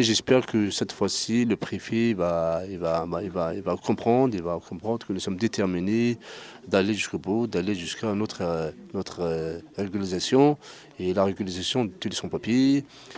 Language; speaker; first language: French; non-native, local second language; Arabic